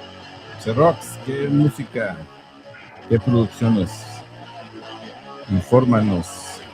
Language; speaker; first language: Spanish; early bilingual, heritage; Spanish